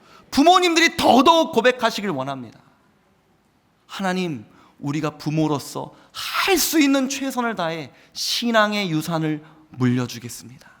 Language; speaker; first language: Korean; native; Korean